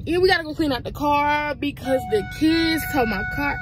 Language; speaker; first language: English; native; English